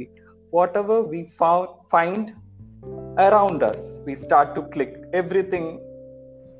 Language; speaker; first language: English; non-native, local second language; Malayalam